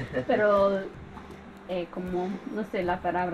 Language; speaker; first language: Spanish; non-native, learner; English